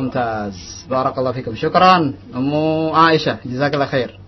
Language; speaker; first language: Arabic; non-native, fluent; Indonesian